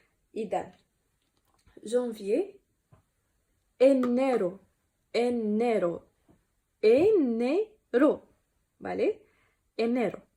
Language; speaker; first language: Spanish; non-native, learner; Arabic